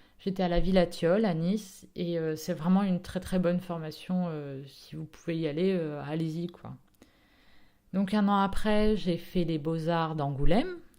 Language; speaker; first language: French; early bilingual, other home language; Italian